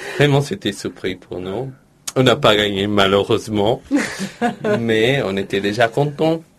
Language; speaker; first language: French; non-native, learner; Portuguese